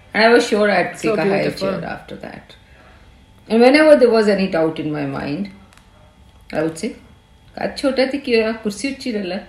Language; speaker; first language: English; non-native, local second language; Punjabi